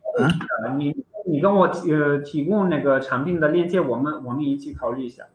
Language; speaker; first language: Chinese; non-native, fluent; Romanian